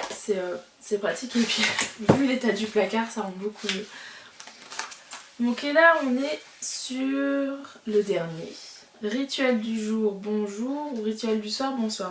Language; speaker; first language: French; native; French